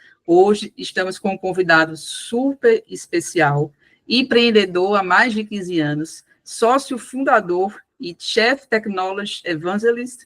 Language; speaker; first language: Portuguese; native; Portuguese